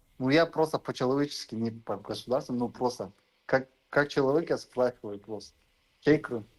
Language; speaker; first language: Russian; non-native, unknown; Turkish